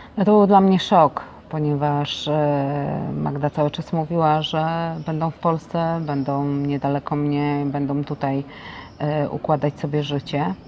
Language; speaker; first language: Polish; native; Polish